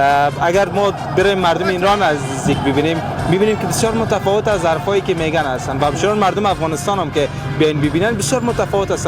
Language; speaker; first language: Persian; native; Persian